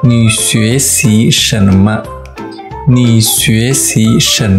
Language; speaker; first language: Chinese; non-native, fluent; Indonesian